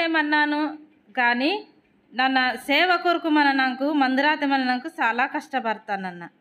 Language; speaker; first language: Telugu; non-native, local second language; Koya